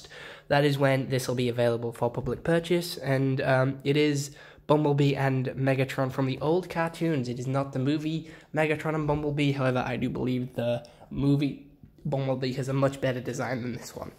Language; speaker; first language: English; native; English